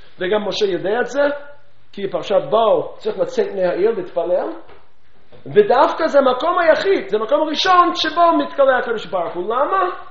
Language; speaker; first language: Hebrew; non-native, fluent; English